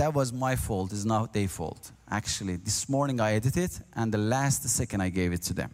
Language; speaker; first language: English; non-native, learner; Azerbaijani